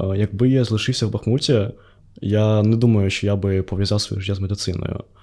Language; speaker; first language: Ukrainian; non-native, local second language; Russian